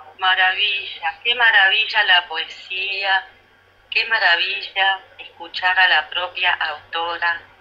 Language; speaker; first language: Spanish; native; Spanish